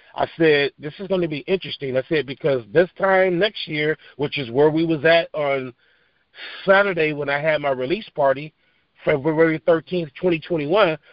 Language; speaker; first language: English; native; English